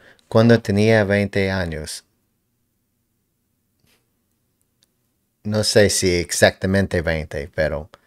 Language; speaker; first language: Spanish; non-native, learner; English